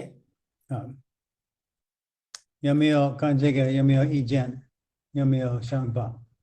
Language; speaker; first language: Chinese; non-native, fluent; English